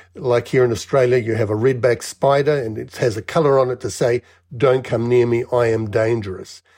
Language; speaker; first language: English; native; English